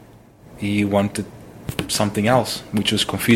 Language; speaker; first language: English; non-native, local second language; Afrikaans